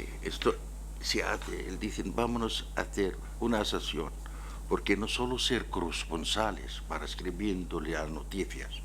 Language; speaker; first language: Spanish; non-native, learner; Arabic